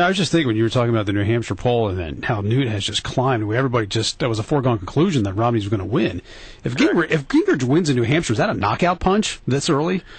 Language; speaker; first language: English; native; English